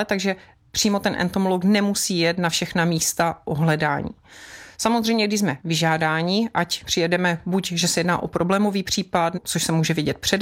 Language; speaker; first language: Czech; native; Czech